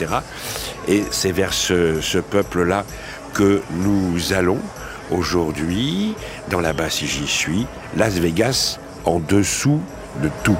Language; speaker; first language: French; native; French